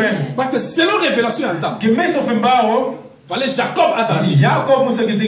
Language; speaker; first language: German; non-native, learner; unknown